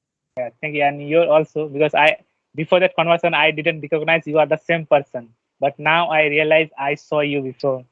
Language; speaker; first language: English; non-native, learner; Bangla